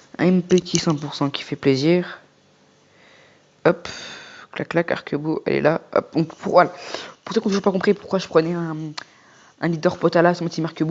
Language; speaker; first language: French; native; French